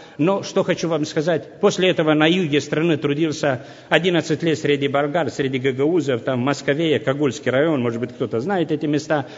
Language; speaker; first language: Russian; non-native, local second language; Romanian